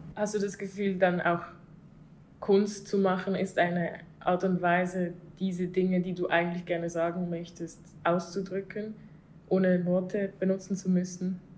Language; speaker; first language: German; native; German